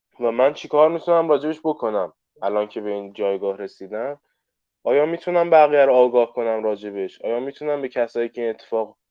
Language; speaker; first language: Persian; native; Persian